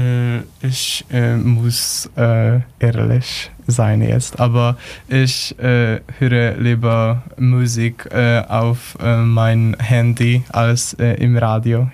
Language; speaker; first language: German; non-native, learner; Polish